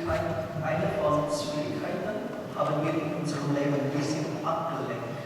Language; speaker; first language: German; non-native, learner; Indonesian